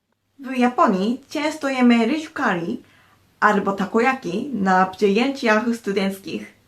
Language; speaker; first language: Polish; non-native, fluent; Japanese